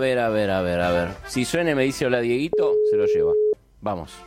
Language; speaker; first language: Spanish; native; Spanish